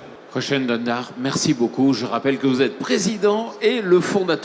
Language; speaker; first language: French; native; French